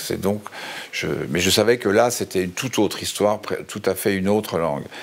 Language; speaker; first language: French; native; French